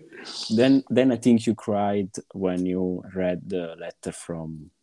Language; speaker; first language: English; non-native, fluent; Italian